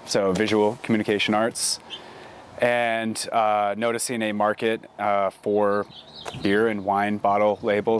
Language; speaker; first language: English; native; English